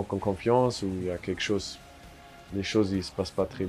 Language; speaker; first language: French; non-native, fluent; German